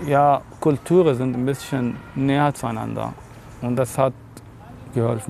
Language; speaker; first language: German; non-native, fluent; Arabic